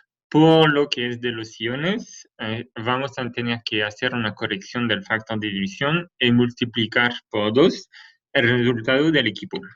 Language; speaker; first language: Spanish; non-native, fluent; French